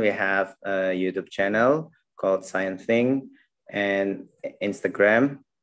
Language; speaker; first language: English; non-native, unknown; Indonesian